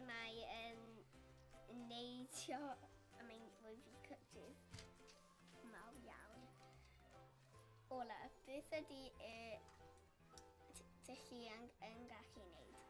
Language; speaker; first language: Welsh; non-native, local second language; English